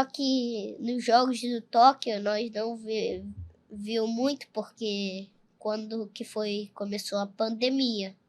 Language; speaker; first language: Portuguese; early bilingual, heritage; Portuguese